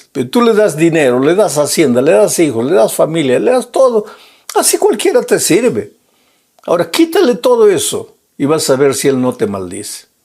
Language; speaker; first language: Spanish; native; Spanish